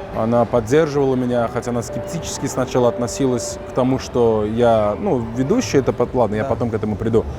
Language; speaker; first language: Russian; native; Russian